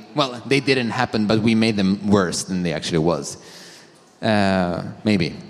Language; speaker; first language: English; non-native, fluent; Swedish